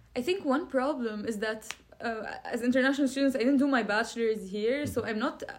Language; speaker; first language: English; non-native, fluent; Arabic